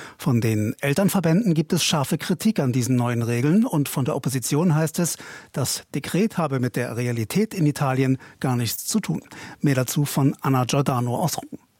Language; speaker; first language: German; native; German